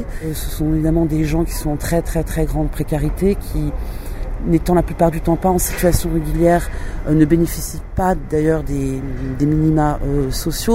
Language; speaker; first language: French; native; French